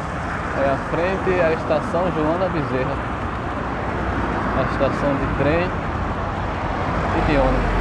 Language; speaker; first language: Portuguese; native; Portuguese